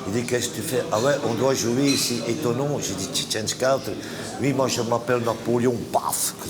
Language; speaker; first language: French; non-native, local second language; Dutch